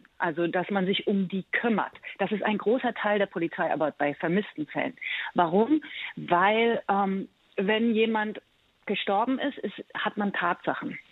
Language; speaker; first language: German; early bilingual, other home language; Persian